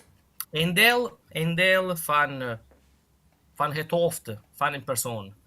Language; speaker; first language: Dutch; non-native, fluent; Italian